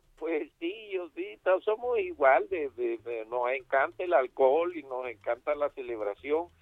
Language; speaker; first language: Spanish; native; Spanish